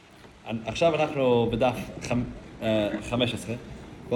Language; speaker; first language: Hebrew; non-native, fluent; English